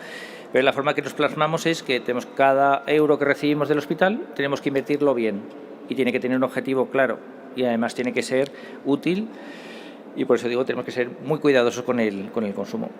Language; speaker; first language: Spanish; native; Spanish